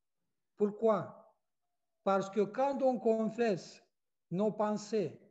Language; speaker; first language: French; non-native, fluent; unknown